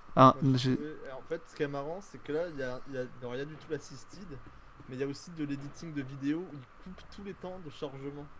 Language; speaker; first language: French; native; French